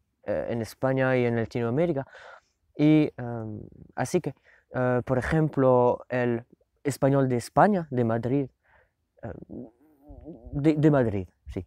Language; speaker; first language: Spanish; non-native, learner; French